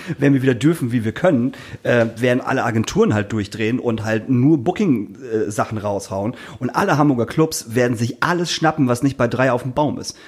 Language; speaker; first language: German; native; German